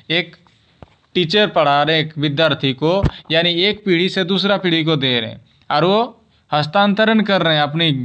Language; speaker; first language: Hindi; native; Hindi